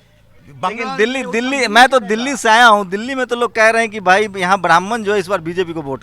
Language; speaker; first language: Hindi; native; Hindi